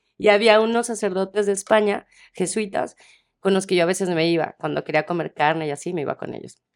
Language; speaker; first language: Spanish; native; Spanish